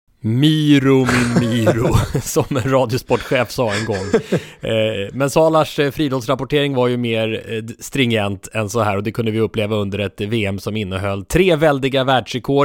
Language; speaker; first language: Swedish; native; Swedish